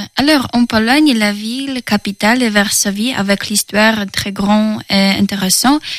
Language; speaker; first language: French; non-native, fluent; Polish